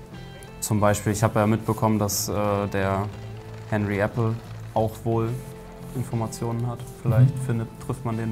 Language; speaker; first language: German; native; German